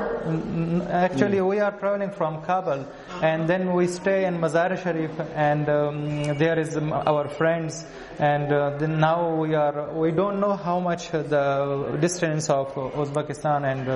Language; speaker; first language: English; non-native, learner; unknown